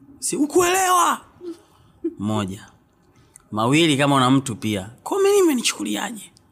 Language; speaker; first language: Swahili; native; Swahili